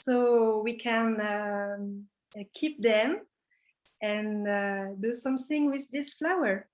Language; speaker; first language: English; non-native, learner; French